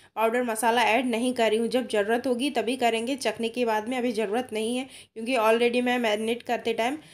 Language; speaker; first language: Hindi; non-native, local second language; Odia